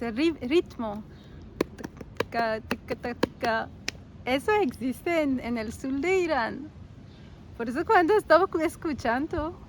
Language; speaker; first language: Spanish; non-native, learner; Persian